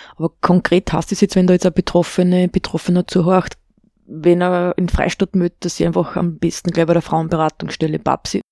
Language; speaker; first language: German; native; German